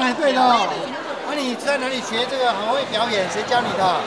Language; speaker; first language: Chinese; native; Chinese